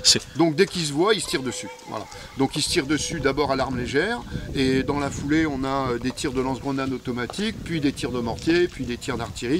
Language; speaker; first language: French; native; French